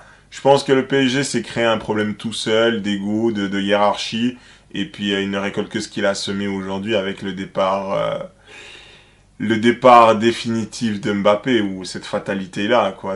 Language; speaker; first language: French; native; French